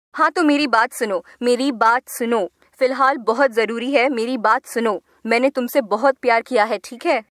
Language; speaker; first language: Hindi; non-native, local second language; Bangla